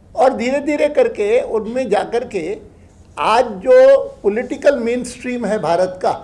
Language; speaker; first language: Urdu; non-native, fluent; Sindhi